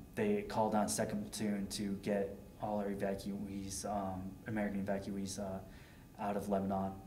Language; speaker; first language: English; native; English